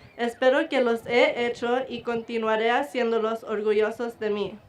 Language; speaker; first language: Spanish; early bilingual, other home language; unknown